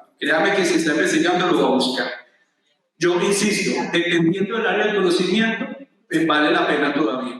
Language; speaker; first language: Spanish; native; Spanish